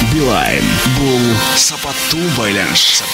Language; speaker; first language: Kyrgyz; native; Kyrgyz